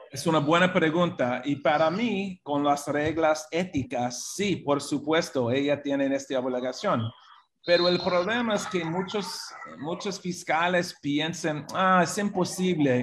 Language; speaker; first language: Spanish; non-native, fluent; English